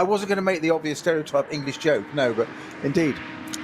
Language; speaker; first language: English; native; English